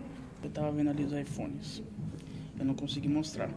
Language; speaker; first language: Portuguese; native; Portuguese